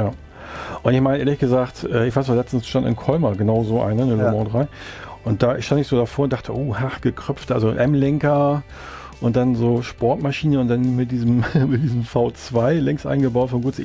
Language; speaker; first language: German; native; German